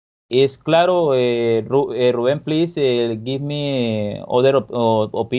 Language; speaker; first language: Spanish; native; Spanish